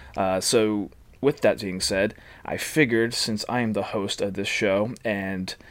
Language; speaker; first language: English; native; English